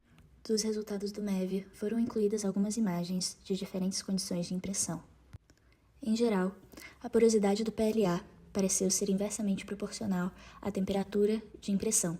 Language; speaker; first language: Portuguese; native; Portuguese